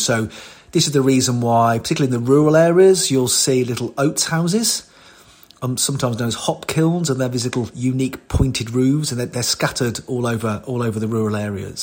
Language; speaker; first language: English; native; English